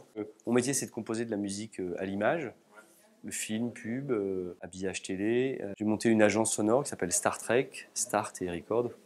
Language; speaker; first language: French; native; French